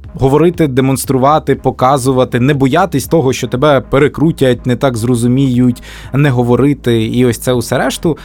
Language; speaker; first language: Ukrainian; native; Ukrainian